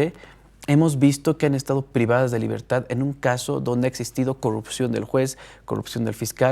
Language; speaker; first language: Spanish; native; Spanish